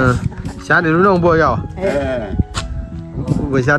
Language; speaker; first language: Chinese; native; Chinese